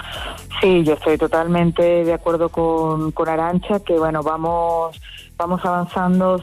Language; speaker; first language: Spanish; native; Spanish